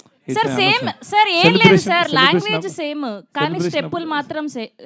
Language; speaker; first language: Telugu; native; Telugu